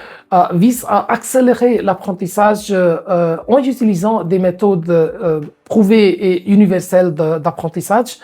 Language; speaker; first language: French; non-native, fluent; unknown